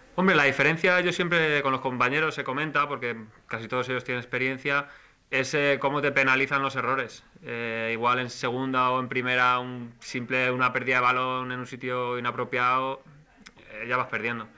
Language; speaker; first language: Spanish; native; Spanish